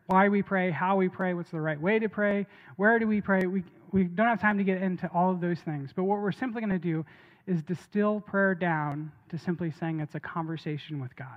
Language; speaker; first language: English; native; English